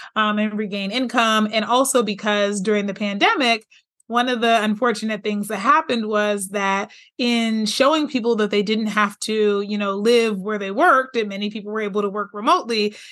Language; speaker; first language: English; native; English